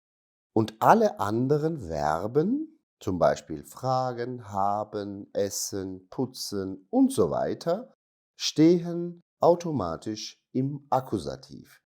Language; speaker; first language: German; non-native, fluent; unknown